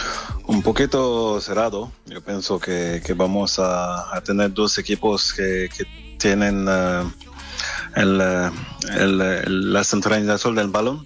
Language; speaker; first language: Spanish; non-native, learner; French